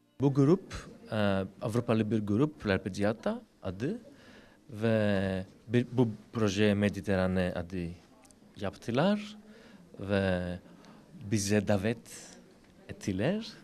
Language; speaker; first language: Turkish; non-native, learner; Greek